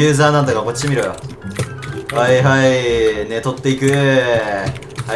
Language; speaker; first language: Japanese; native; Japanese